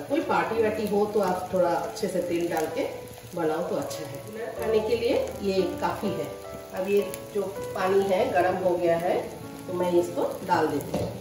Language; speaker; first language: Hindi; non-native, local second language; Bangla